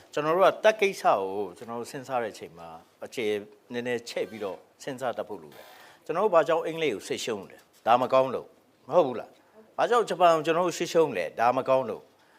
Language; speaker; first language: Burmese; non-native, local second language; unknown